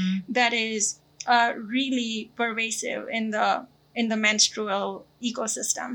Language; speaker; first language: English; non-native, local second language; Gujarati